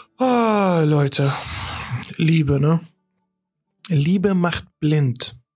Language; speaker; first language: German; non-native, fluent; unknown